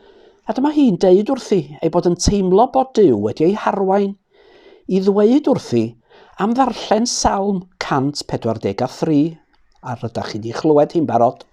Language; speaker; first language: Welsh; native; Welsh